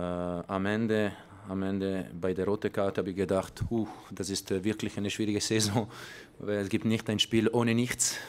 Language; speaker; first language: German; non-native, learner; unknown